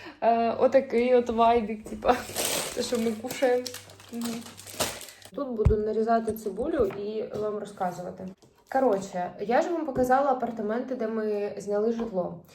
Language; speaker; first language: Ukrainian; native; Ukrainian